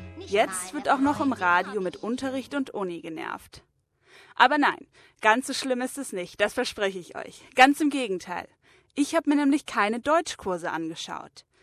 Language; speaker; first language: German; native; German